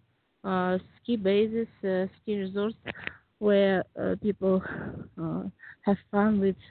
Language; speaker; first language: English; non-native, learner; Kazakh